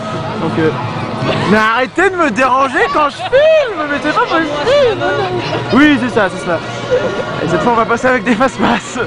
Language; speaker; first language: French; native; French